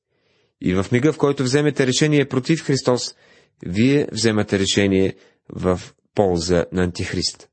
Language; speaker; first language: Bulgarian; native; Bulgarian